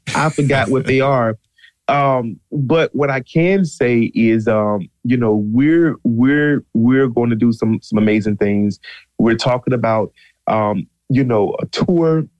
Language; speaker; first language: English; native; English